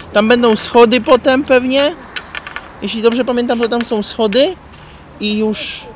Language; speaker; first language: Polish; non-native, fluent; Italian